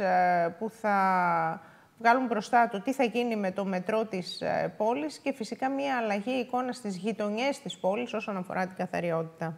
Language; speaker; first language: Greek; native; Greek